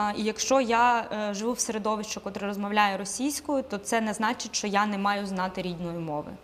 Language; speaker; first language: Ukrainian; non-native, local second language; Russian